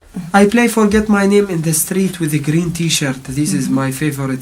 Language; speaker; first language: English; non-native, learner; Arabic